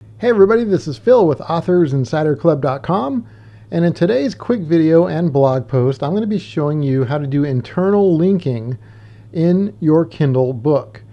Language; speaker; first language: English; native; English